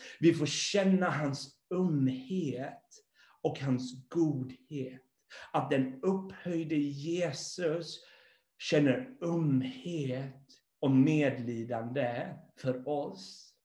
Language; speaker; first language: Swedish; non-native, fluent; English